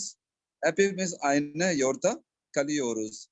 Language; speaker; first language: Turkish; non-native, learner; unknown